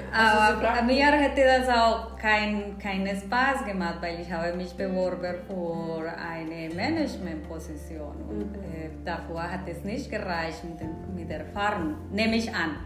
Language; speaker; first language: German; non-native, fluent; Spanish